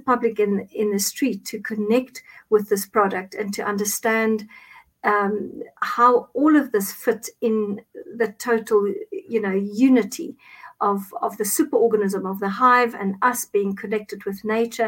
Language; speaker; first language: English; non-native, local second language; Afrikaans